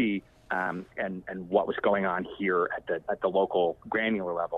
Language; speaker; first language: English; native; English